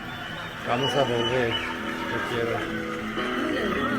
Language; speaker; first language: Spanish; non-native, learner; English